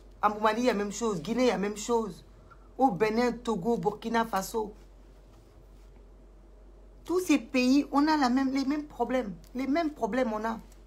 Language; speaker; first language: French; non-native, local second language; Wolof